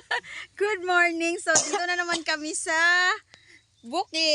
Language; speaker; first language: Filipino; non-native, local second language; Cebuano